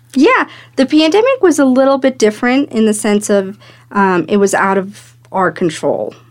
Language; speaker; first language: English; native; English